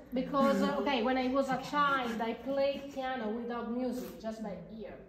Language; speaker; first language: English; non-native, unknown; Italian